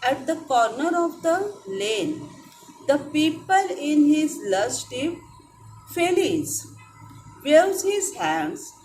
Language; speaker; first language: English; non-native, local second language; Marathi